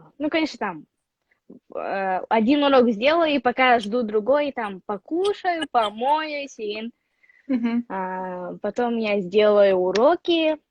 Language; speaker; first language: Russian; non-native, local second language; Yakut